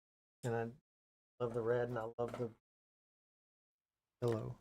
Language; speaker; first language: English; native; English